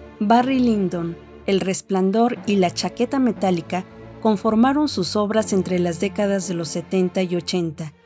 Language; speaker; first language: Spanish; native; Spanish